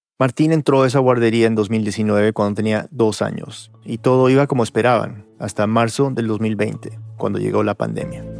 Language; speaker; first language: Spanish; early bilingual, heritage; Spanish